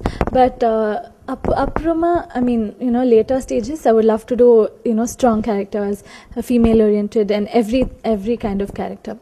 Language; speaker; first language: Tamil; non-native, learner; Kannada